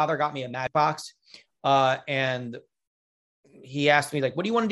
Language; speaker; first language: English; native; English